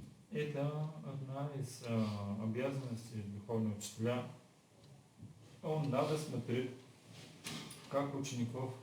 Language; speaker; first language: Russian; non-native, learner; Bulgarian